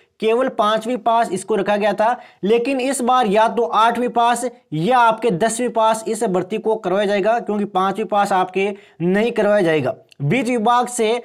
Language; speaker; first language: Hindi; native; Hindi